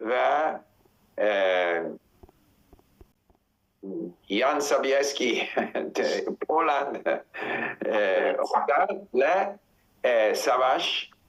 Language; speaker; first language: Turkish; non-native, learner; English